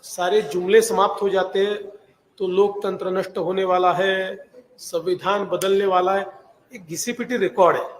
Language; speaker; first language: Hindi; non-native, local second language; Marathi